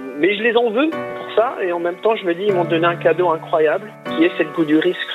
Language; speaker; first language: French; early bilingual, other home language; English